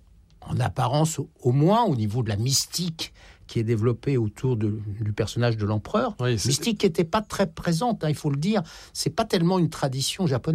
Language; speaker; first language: French; native; French